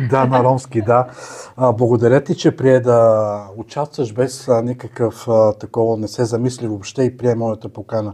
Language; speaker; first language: Bulgarian; native; Bulgarian